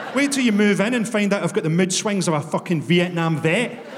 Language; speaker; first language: English; native; English